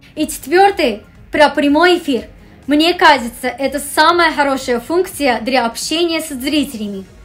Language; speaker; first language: Russian; non-native, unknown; Japanese